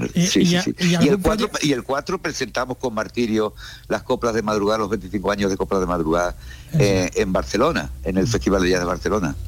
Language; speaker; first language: Spanish; native; Spanish